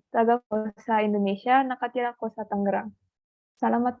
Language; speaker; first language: Filipino; non-native, learner; Indonesian